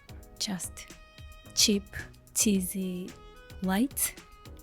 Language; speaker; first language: English; non-native, learner; Japanese